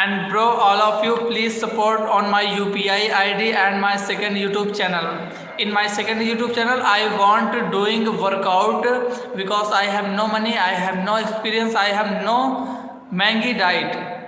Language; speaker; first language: English; non-native, learner; Hindi